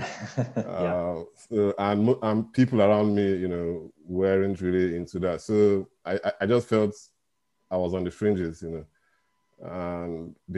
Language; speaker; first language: English; non-native, local second language; Igbo